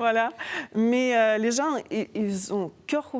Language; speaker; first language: French; non-native, fluent; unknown